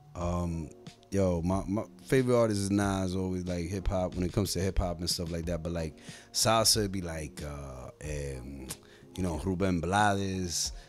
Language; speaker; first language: English; native; English